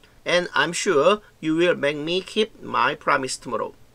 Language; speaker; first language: English; non-native, fluent; Korean